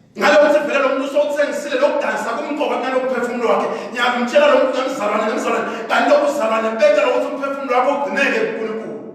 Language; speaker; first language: Zulu; non-native, local second language; Swati